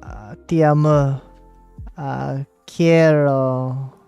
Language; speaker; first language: Spanish; non-native, learner; English